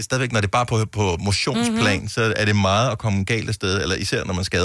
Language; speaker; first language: Danish; native; Danish